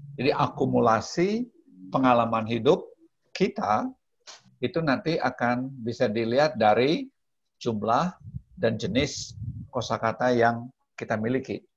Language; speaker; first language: Indonesian; non-native, local second language; Balinese